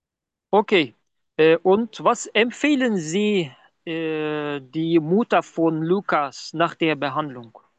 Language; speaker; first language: German; non-native, learner; Turkish